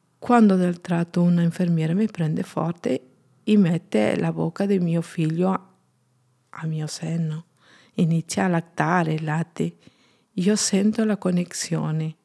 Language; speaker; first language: Italian; non-native, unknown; Spanish